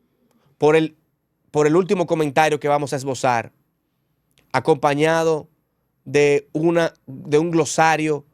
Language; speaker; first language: Spanish; native; Spanish